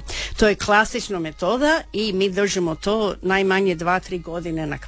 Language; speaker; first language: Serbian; early bilingual, heritage; Croatian